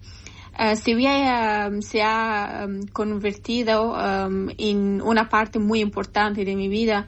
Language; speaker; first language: Spanish; non-native, learner; Persian